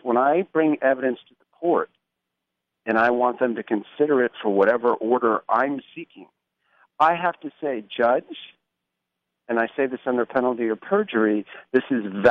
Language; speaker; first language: English; native; English